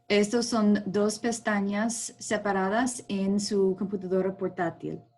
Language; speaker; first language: Spanish; non-native, learner; English